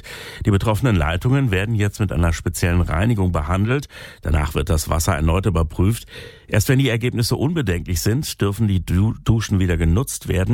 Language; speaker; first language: German; native; German